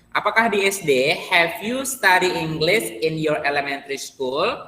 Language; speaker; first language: English; non-native, learner; Indonesian